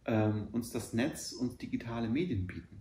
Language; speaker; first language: German; native; German